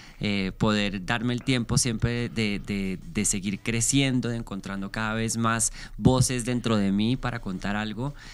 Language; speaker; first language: Spanish; native; Spanish